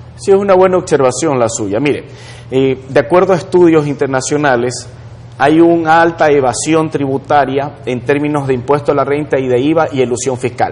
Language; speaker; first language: Spanish; native; Spanish